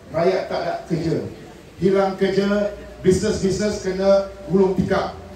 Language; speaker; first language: Malay; non-native, local second language; Min Nan Chinese